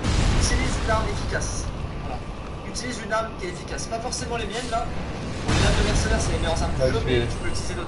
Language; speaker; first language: French; native; French